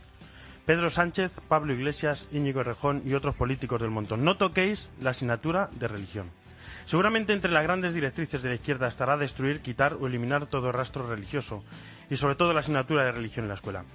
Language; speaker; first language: Spanish; native; Spanish